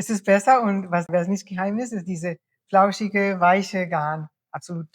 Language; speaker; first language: German; non-native, fluent; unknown